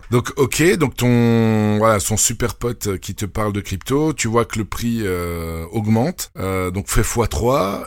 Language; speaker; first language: French; native; French